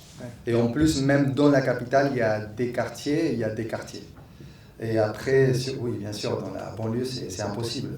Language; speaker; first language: French; non-native, fluent; Spanish